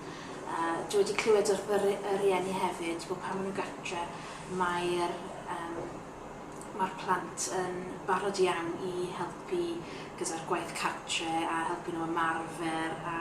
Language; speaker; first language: Welsh; non-native, local second language; English